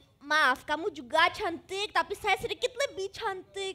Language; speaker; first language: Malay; non-native, learner; German